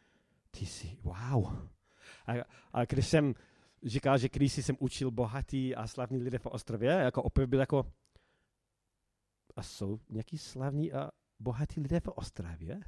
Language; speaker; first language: Czech; non-native, fluent; English